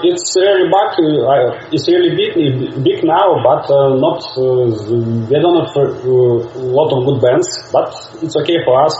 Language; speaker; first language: English; non-native, learner; Russian